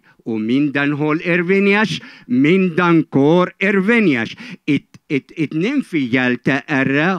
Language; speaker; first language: Hungarian; non-native, fluent; Arabic